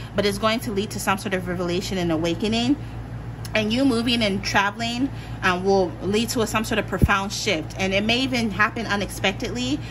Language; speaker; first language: English; native; English